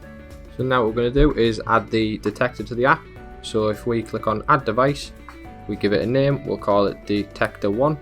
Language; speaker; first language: English; native; English